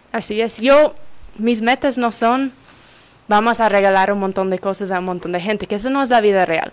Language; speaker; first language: Spanish; non-native, fluent; English